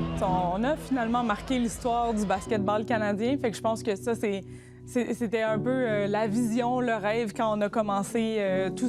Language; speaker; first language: French; native; French